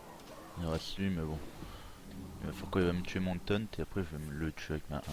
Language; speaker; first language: French; native; French